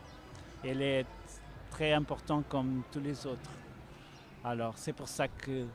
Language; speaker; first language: French; non-native, learner; Portuguese